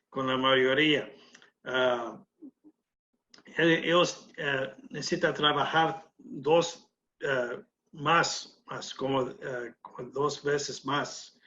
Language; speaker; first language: Spanish; non-native, learner; English